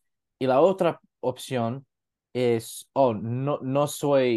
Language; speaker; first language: Spanish; non-native, learner; English